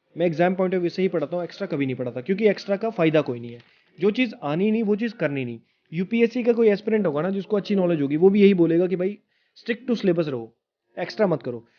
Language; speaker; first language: Hindi; native; Hindi